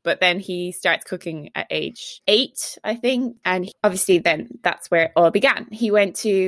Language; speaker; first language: English; native; English